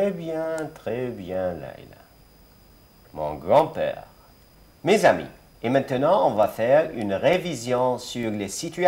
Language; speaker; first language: French; non-native, fluent; Arabic